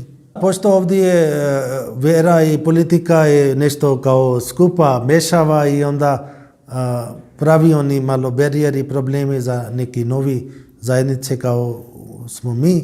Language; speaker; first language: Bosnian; non-native, learner; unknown